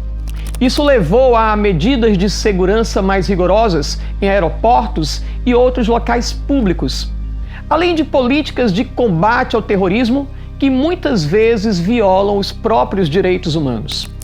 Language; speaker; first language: Portuguese; native; Portuguese